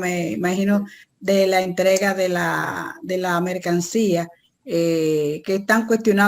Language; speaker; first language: Spanish; native; Spanish